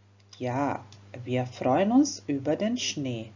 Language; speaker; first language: German; non-native, fluent; Croatian